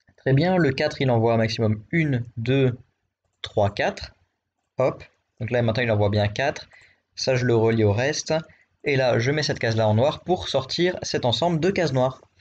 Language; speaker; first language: French; native; French